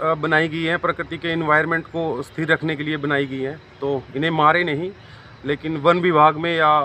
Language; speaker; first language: Hindi; native; Hindi